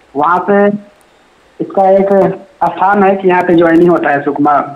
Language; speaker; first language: Hindi; native; Hindi